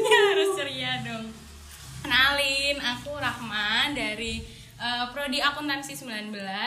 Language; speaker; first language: Indonesian; native; Indonesian